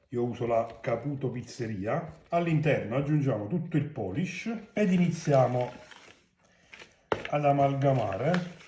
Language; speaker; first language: Italian; native; Italian